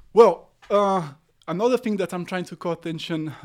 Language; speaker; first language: English; non-native, fluent; Portuguese